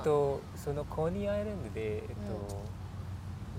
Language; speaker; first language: Japanese; non-native, learner; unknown